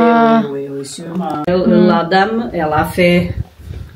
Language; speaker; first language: French; non-native, learner; Portuguese